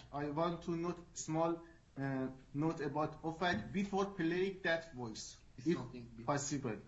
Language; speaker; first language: English; non-native, learner; Persian